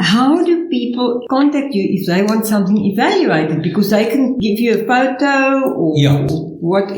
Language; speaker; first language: English; non-native, local second language; Afrikaans